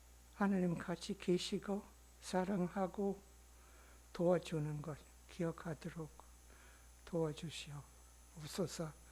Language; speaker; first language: Korean; non-native, learner; English